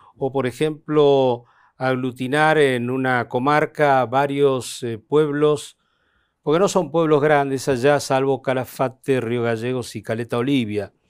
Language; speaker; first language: Spanish; native; Spanish